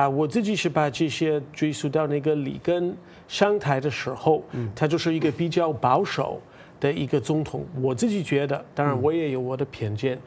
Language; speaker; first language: Chinese; non-native, fluent; English